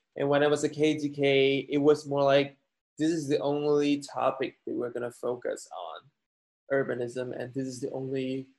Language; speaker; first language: English; non-native, fluent; Chinese